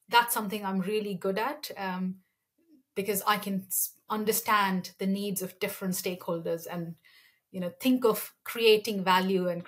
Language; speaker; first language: English; non-native, local second language; Malayalam